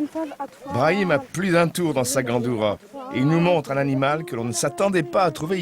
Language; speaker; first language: French; native; French